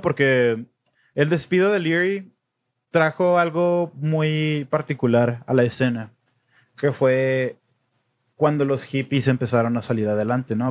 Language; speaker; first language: Spanish; native; Spanish